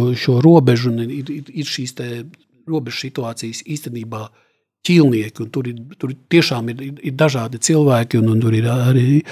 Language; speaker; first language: Latvian; native; Latvian